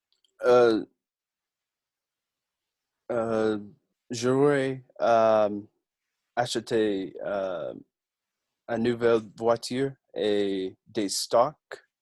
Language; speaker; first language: French; non-native, learner; English